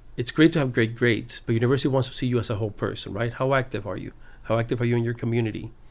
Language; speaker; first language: English; early bilingual, other home language; Spanish